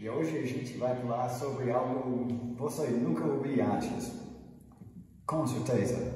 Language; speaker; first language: Portuguese; non-native, fluent; English